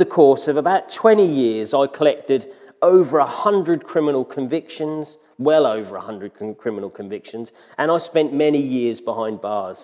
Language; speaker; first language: English; native; English